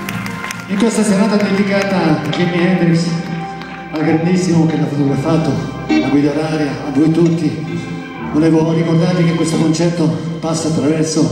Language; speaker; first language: Italian; native; Italian